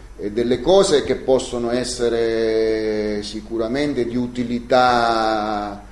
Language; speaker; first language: Italian; native; Italian